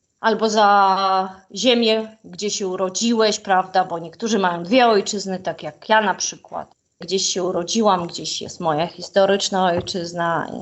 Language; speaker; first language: Polish; non-native, fluent; Ukrainian